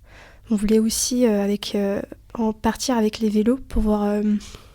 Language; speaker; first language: French; early bilingual, other home language; Lithuanian